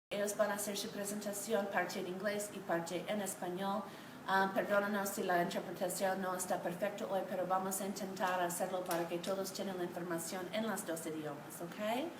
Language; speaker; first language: Spanish; non-native, fluent; English